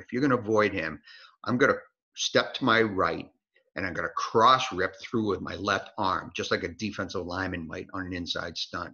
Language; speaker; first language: English; native; English